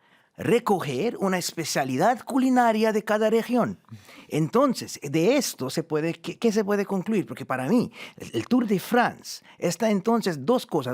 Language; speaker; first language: Spanish; non-native, fluent; French